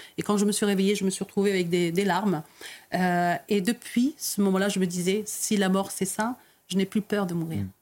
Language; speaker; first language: French; early bilingual, other home language; Arabic